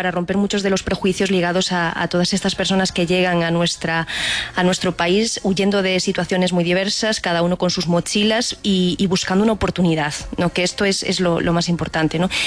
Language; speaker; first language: Spanish; native; Spanish